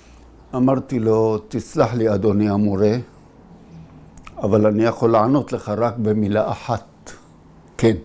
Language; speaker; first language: Hebrew; early bilingual, other home language; Arabic